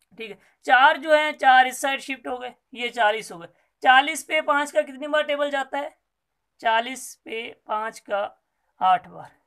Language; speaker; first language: Urdu; non-native, local second language; Sindhi